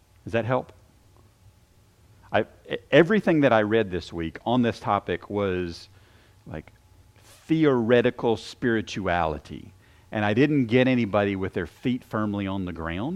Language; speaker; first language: English; native; English